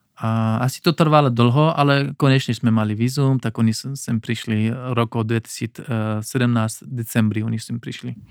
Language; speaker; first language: Slovak; non-native, learner; Pashto